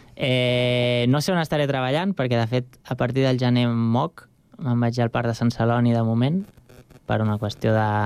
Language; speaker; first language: Catalan; native; Catalan